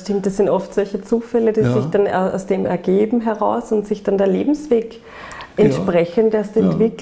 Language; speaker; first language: German; native; German